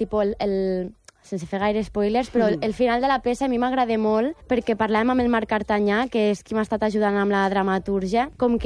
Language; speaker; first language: Catalan; native; Catalan